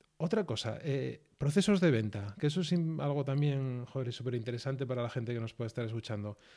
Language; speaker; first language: Spanish; native; Spanish